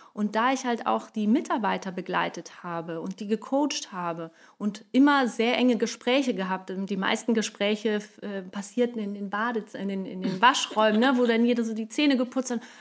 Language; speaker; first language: German; non-native, fluent; Portuguese